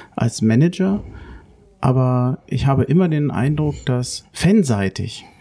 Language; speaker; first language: German; native; German